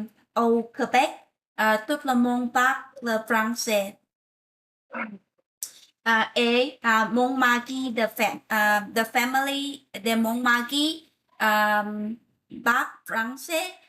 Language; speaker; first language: French; non-native, learner; Vietnamese